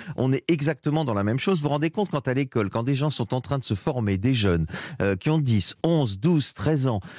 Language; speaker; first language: French; native; French